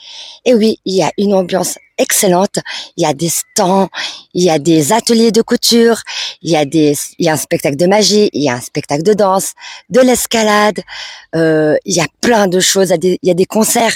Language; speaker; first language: French; native; French